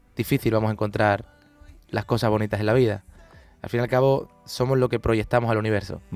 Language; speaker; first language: Spanish; native; Spanish